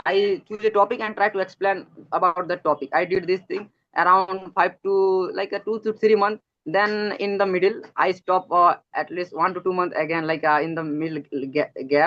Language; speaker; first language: English; non-native, learner; Odia